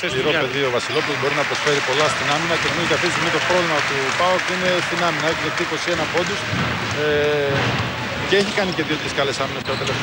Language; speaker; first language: Greek; native; Greek